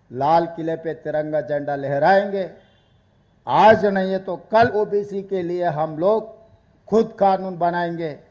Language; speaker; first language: Hindi; non-native, local second language; Telugu